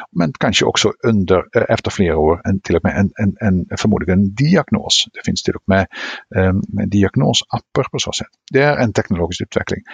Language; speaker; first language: Swedish; non-native, fluent; Dutch